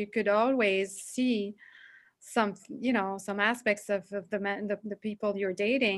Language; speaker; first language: English; non-native, fluent; French